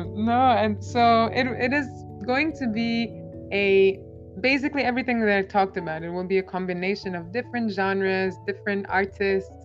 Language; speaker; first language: English; non-native, fluent; Albanian